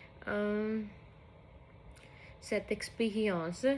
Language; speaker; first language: French; non-native, learner; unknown